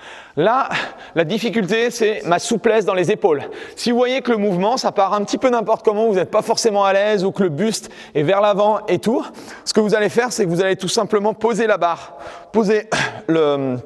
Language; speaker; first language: French; native; French